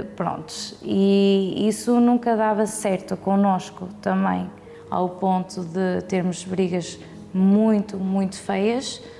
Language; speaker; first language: Portuguese; early bilingual, heritage; Portuguese